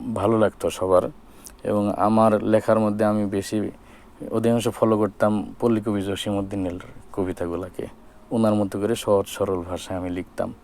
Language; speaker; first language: Bangla; native; Bangla